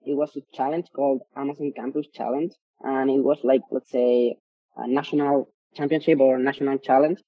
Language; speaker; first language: English; non-native, fluent; Spanish